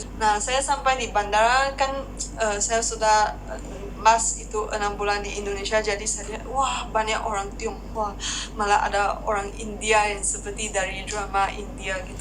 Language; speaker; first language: Indonesian; non-native, fluent; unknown